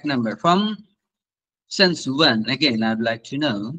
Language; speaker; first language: English; non-native, fluent; Bangla